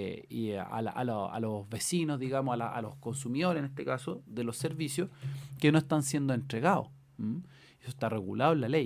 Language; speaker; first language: Spanish; native; Spanish